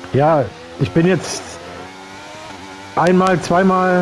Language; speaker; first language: German; native; German